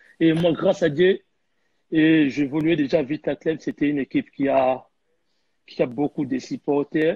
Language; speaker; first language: French; non-native, local second language; Lingala